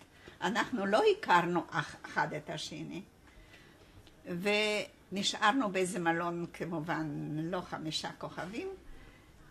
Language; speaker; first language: Hebrew; non-native, fluent; Polish